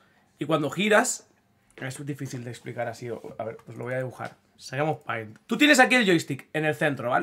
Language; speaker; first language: Spanish; native; Spanish